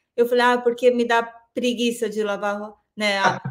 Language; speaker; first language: Portuguese; native; Portuguese